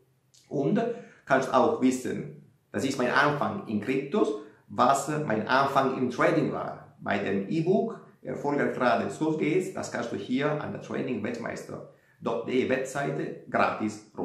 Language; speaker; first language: German; non-native, fluent; Italian